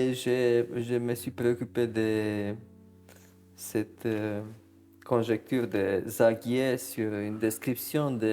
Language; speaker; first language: French; non-native, fluent; Romanian